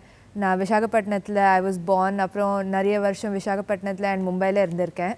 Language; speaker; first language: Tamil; early bilingual, heritage; Tamil